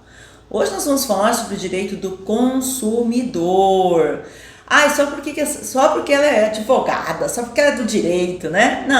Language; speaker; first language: Portuguese; native; Portuguese